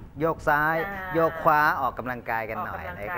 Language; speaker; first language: Thai; native; Thai